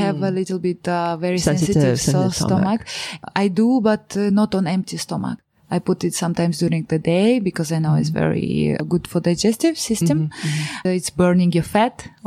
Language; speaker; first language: English; non-native, fluent; Romanian